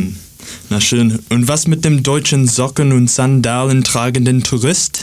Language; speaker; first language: German; non-native, fluent; English